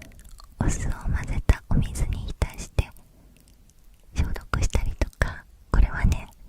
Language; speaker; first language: Japanese; native; Japanese